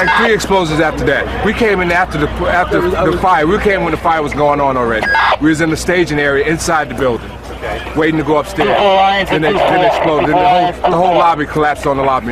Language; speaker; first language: English; native; English